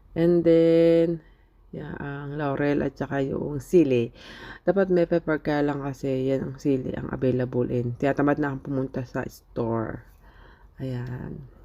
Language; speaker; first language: Filipino; native; Filipino